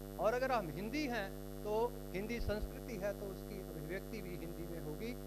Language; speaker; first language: Hindi; non-native, local second language; Punjabi